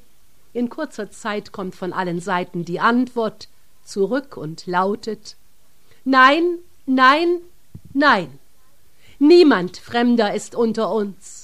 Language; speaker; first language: German; native; German